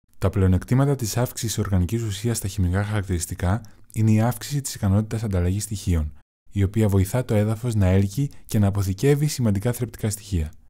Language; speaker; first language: Greek; non-native, learner; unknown